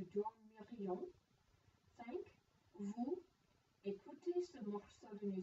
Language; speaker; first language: French; non-native, fluent; English